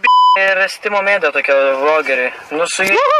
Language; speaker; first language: Lithuanian; native; Lithuanian